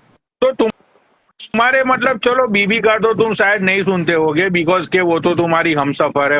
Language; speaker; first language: Hindi; native; Hindi